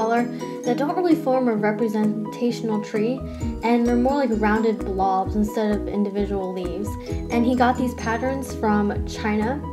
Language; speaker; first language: English; native; English